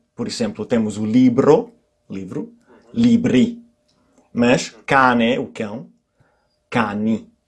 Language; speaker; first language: Portuguese; non-native, fluent; Italian